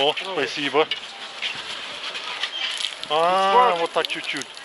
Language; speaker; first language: Russian; non-native, learner; English